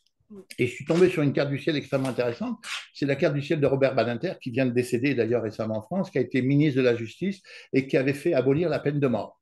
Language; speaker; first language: French; native; French